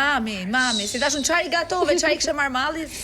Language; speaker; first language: Albanian; native; Albanian